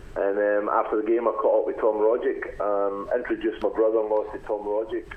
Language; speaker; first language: English; native; English